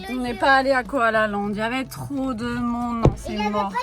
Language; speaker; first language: French; native; French